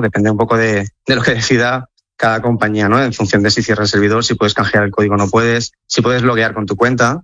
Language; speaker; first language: Spanish; native; Spanish